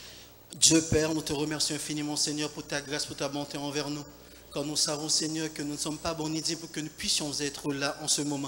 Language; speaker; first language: French; non-native, local second language; Haitian Creole